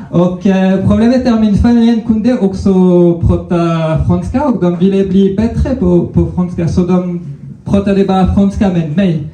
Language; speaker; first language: Swedish; non-native, fluent; French